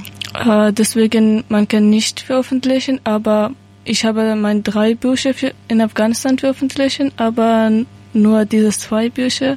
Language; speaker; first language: German; non-native, learner; Persian